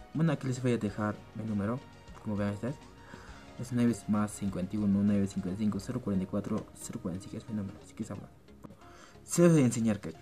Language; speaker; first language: Spanish; non-native, local second language; Quechua